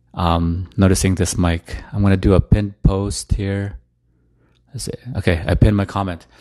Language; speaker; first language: English; early bilingual, other home language; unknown